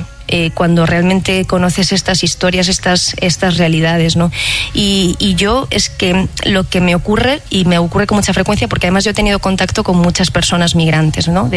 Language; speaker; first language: Spanish; native; Spanish